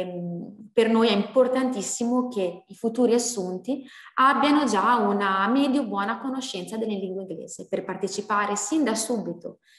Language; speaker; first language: Italian; native; Italian